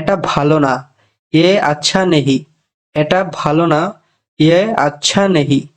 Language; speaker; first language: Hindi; non-native, fluent; Bangla